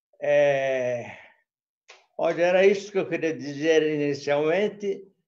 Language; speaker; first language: Portuguese; early bilingual, other home language; Italian